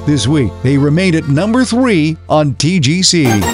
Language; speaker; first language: English; early bilingual, other home language; Spanish